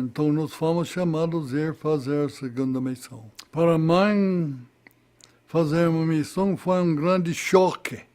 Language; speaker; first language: Portuguese; non-native, fluent; English